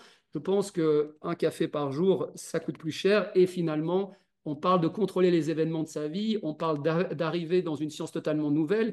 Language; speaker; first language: French; native; French